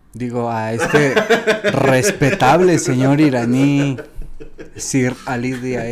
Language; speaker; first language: Spanish; native; Spanish